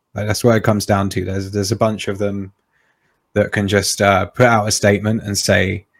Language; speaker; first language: English; native; English